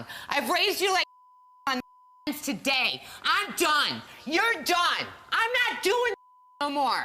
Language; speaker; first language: English; native; English